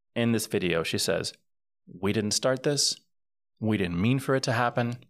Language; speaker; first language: English; early bilingual, other home language; Spanish